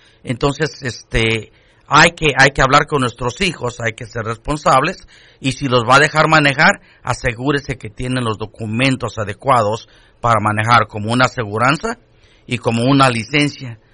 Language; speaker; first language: Spanish; native; Spanish